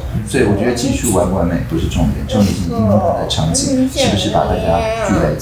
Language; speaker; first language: Chinese; native; Chinese